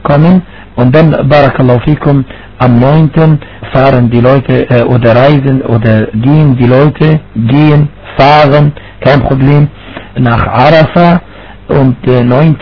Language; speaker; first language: German; non-native, fluent; Arabic